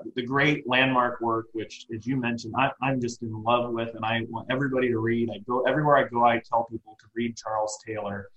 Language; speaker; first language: English; native; English